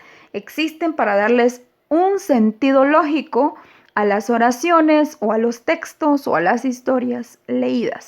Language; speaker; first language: Spanish; native; Spanish